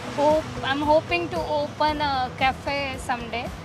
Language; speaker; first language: English; non-native, local second language; Gujarati